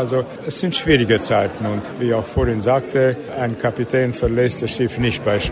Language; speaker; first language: German; native; German